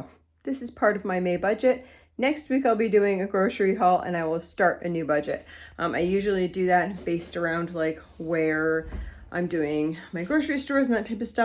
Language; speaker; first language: English; native; English